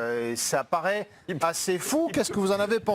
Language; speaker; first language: French; native; French